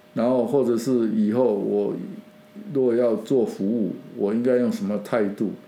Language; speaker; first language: Chinese; non-native, local second language; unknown